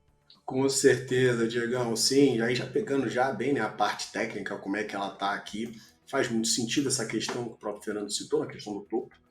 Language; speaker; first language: Portuguese; native; Portuguese